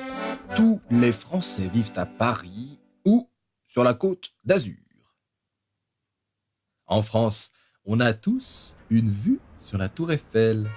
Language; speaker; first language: French; non-native, learner; Spanish